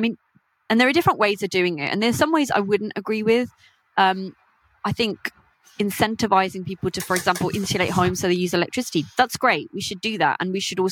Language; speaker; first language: English; native; English